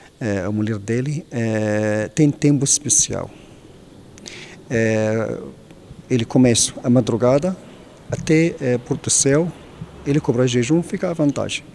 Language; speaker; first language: Portuguese; non-native, learner; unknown